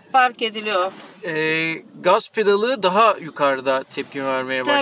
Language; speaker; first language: Turkish; native; Turkish